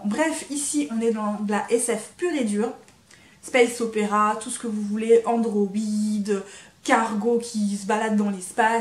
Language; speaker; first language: French; native; French